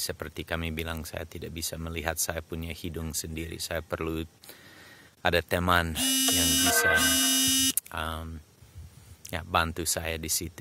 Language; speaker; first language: Indonesian; non-native, fluent; English